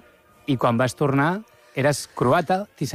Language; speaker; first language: Catalan; native; Catalan